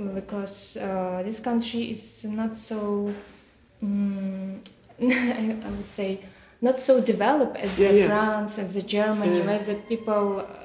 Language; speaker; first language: English; non-native, learner; Russian